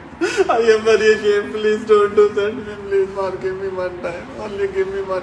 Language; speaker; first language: English; non-native, learner; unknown